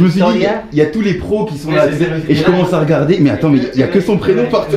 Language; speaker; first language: French; native; French